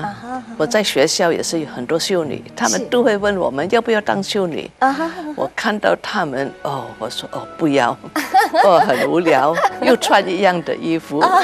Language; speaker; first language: Chinese; early bilingual, heritage; Chinese